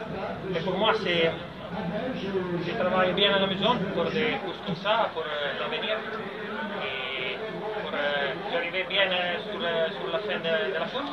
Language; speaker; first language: French; non-native, learner; Italian